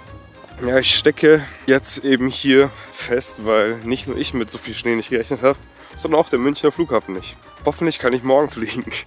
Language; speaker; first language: German; native; German